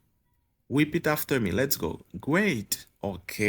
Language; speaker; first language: English; non-native, fluent; Haitian Creole